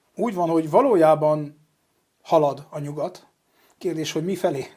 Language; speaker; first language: Hungarian; early bilingual, heritage; Hungarian